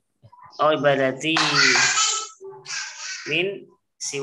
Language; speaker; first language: Arabic; non-native, learner; Indonesian